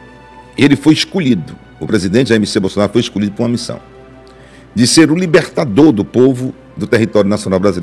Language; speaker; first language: Portuguese; native; Portuguese